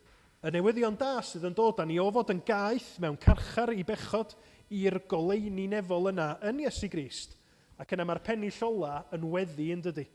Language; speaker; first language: Welsh; native; Welsh